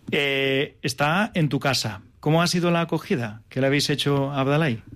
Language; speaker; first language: Spanish; native; Spanish